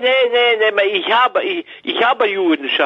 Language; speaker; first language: German; non-native, learner; French